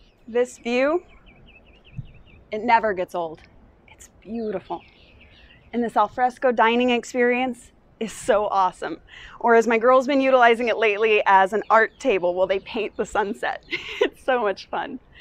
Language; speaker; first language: English; native; English